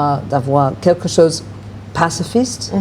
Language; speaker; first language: French; non-native, fluent; English